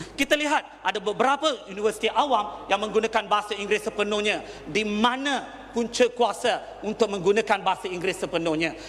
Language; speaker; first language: Malay; non-native, local second language; Tamil